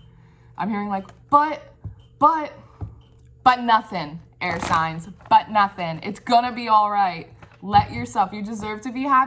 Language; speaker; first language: English; native; English